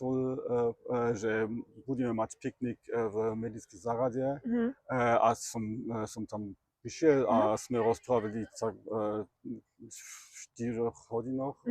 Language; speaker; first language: Slovak; non-native, learner; German